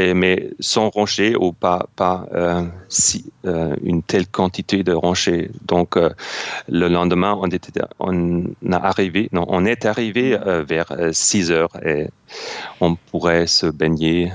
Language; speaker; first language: French; non-native, fluent; German